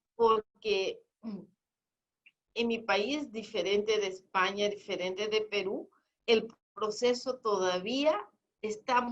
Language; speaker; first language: Spanish; non-native, fluent; Portuguese